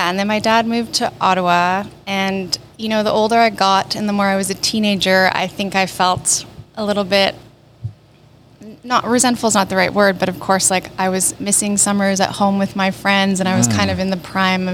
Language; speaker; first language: English; native; English